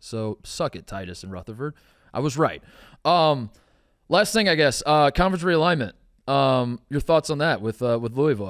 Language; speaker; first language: English; native; English